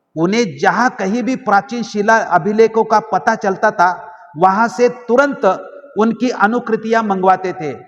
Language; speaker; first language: Hindi; non-native, local second language; Marathi